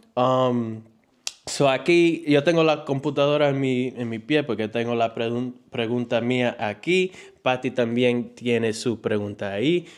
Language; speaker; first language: Spanish; early bilingual, heritage; Spanish